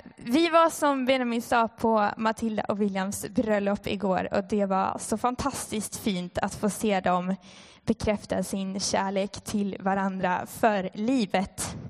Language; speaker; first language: Swedish; native; Swedish